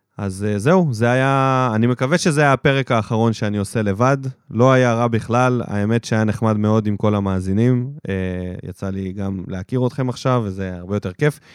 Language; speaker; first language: Hebrew; early bilingual, other home language; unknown